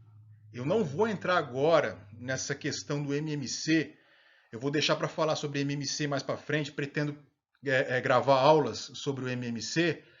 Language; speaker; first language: Portuguese; native; Portuguese